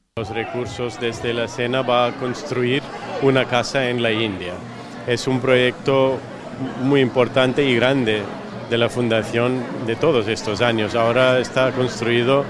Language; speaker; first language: Spanish; early bilingual, heritage; Spanish